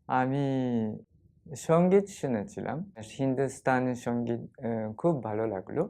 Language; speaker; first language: Bangla; non-native, fluent; Japanese